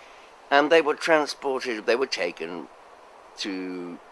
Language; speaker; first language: English; native; English